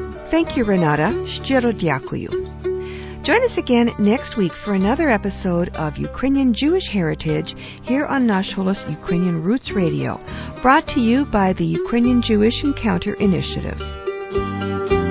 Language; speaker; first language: English; early bilingual, other home language; Ukrainian